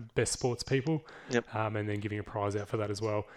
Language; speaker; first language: English; native; English